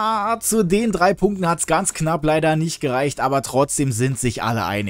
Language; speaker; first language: German; native; German